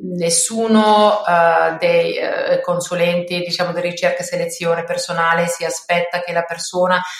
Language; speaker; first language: Italian; non-native, fluent; German